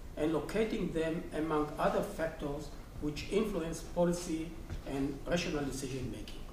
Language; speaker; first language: English; non-native, fluent; Hebrew